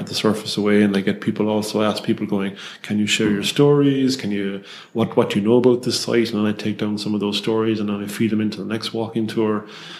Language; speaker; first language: English; native; English